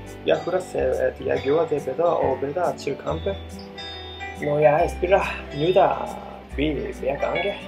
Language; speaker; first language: Danish; non-native, learner; Japanese